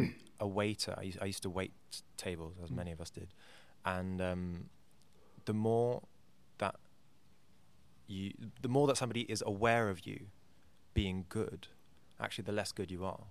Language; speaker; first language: English; native; English